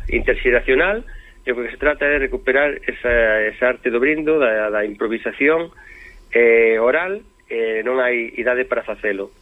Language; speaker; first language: Galician; native; Galician